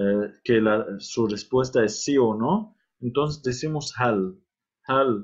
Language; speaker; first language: Spanish; non-native, fluent; Arabic